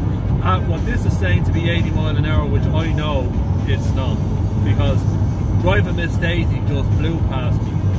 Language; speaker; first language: English; native; English